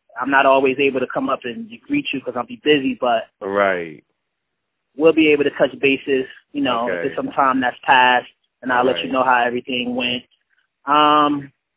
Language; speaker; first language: English; native; English